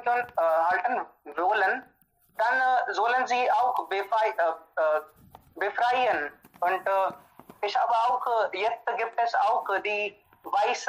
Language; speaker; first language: German; non-native, fluent; Hindi